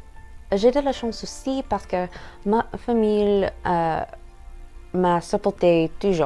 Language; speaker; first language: French; non-native, learner; English